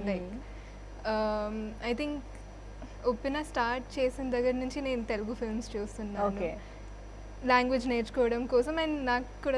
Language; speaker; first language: Telugu; non-native, fluent; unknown